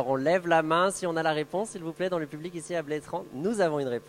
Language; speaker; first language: French; native; French